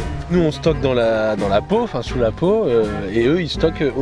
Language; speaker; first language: French; native; French